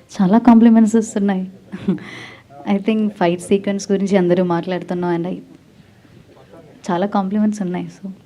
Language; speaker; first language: Telugu; non-native, learner; Malayalam